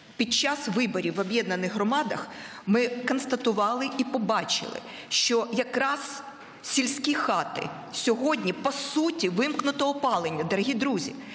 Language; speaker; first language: Ukrainian; non-native, local second language; Russian